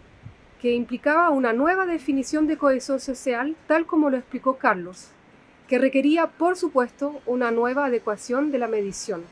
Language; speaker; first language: Spanish; native; Spanish